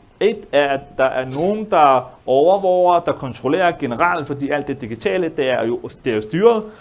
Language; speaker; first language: Danish; early bilingual, other home language; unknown